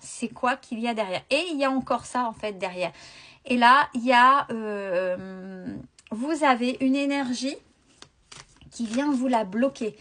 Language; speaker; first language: French; native; French